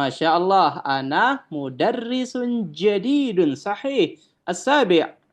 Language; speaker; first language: Arabic; non-native, fluent; Indonesian